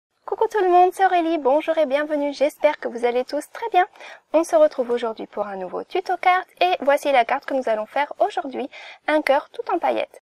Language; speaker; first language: French; native; French